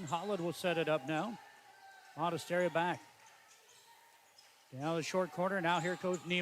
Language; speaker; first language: English; native; English